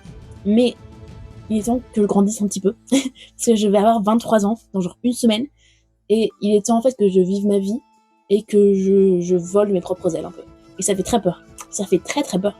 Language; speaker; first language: French; native; French